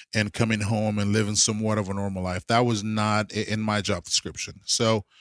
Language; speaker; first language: English; early bilingual, other home language; Spanish